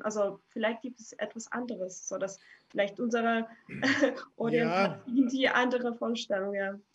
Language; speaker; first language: German; non-native, fluent; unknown